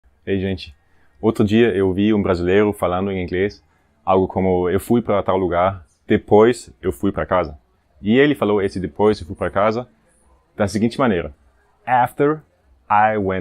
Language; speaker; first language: Portuguese; non-native, fluent; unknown